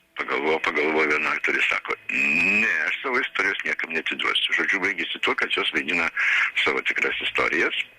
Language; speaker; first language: Lithuanian; native; Lithuanian